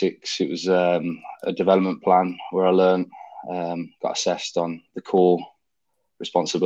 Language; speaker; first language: English; native; English